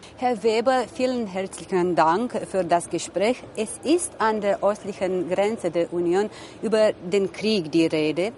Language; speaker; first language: German; non-native, fluent; Romanian